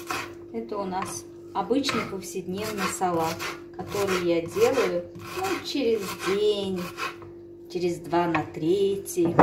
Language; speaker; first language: Russian; non-native, fluent; Turkmen